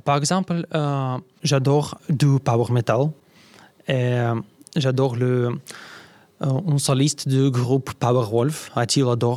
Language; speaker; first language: French; non-native, learner; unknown